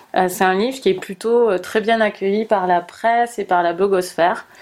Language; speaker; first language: French; native; French